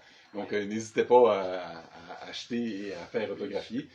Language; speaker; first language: French; native; French